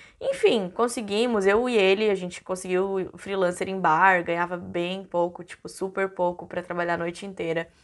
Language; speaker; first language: Portuguese; native; Portuguese